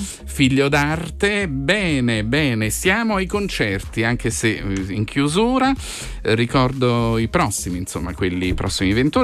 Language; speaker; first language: Italian; native; Italian